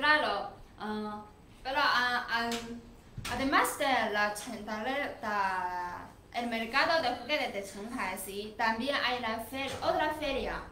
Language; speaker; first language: Spanish; non-native, learner; Chinese